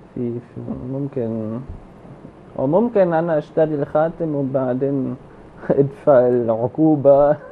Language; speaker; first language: Arabic; non-native, learner; German